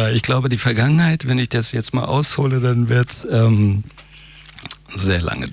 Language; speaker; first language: German; early bilingual, other home language; Persian